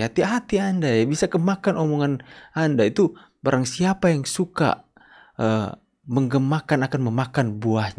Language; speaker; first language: Indonesian; native; Indonesian